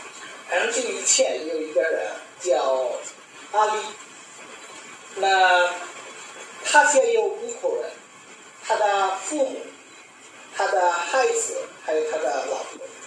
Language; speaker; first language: Chinese; non-native, learner; Bangla